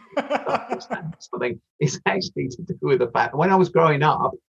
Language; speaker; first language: English; native; English